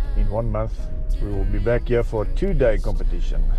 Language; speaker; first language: English; non-native, local second language; Afrikaans